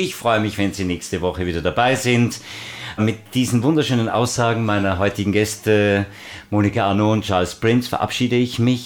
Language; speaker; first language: German; native; German